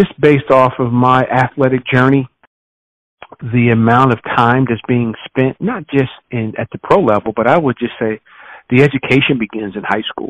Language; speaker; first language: English; native; English